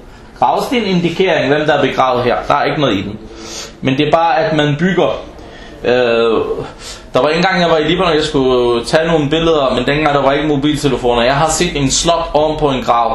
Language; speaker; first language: Danish; non-native, fluent; Arabic